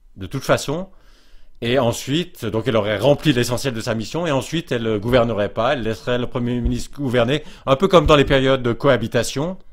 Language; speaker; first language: French; native; French